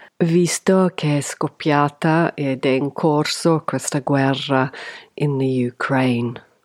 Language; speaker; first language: Italian; non-native, fluent; English